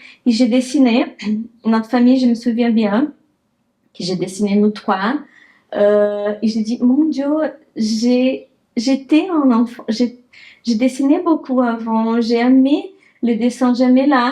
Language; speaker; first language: French; non-native, learner; Portuguese